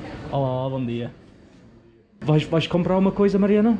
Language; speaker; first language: Portuguese; non-native, learner; English